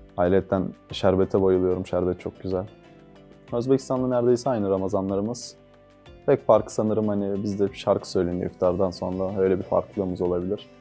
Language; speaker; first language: Turkish; early bilingual, other home language; Uzbek